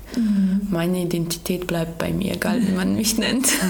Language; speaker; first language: German; early bilingual, other home language; Georgian